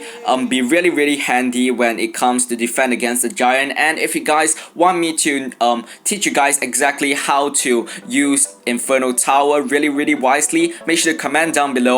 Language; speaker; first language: English; non-native, fluent; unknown